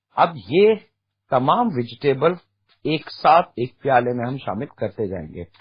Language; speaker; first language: Urdu; native; Urdu